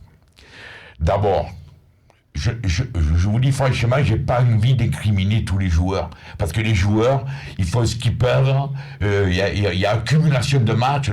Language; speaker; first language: French; native; French